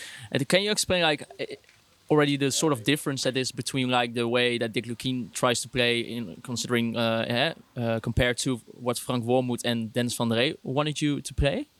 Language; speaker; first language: English; non-native, fluent; Dutch